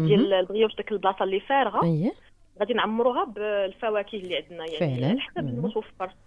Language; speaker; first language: Arabic; native; Arabic